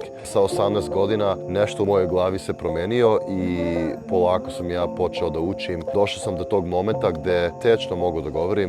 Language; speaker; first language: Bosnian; early bilingual, heritage; Serbian